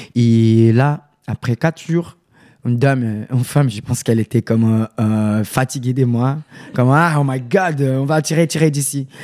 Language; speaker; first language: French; non-native, learner; Portuguese